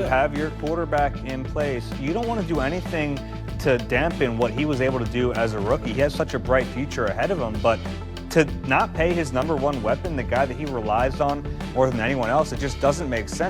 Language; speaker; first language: English; native; English